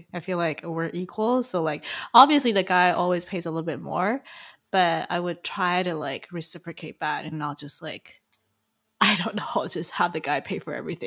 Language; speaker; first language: English; early bilingual, other home language; Chinese